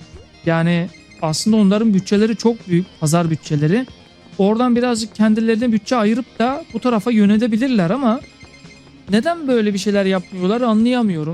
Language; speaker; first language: Turkish; native; Turkish